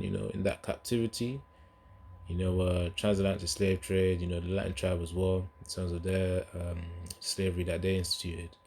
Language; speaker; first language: English; native; English